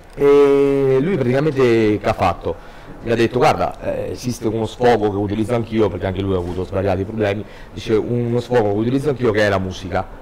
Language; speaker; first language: Italian; native; Italian